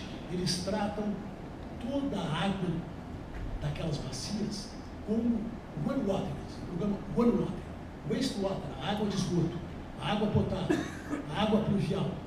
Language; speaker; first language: Portuguese; native; Portuguese